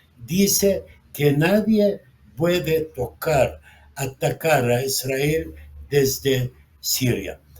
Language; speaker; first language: Spanish; non-native, fluent; Arabic